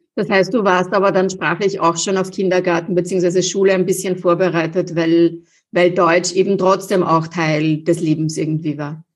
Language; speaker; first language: German; native; German